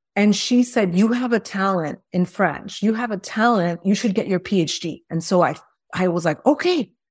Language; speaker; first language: English; early bilingual, other home language; Spanish